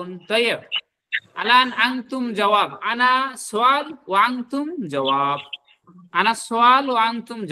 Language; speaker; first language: Arabic; non-native, fluent; Bangla